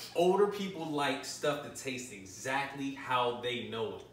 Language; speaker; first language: English; native; English